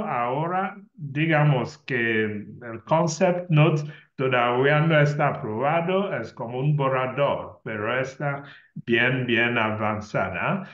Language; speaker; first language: Spanish; non-native, learner; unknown